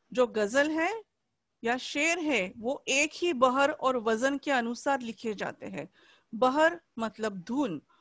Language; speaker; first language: Hindi; non-native, local second language; Marathi